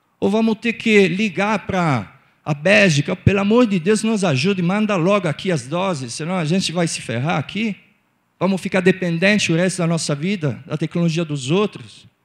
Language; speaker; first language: Portuguese; non-native, fluent; Italian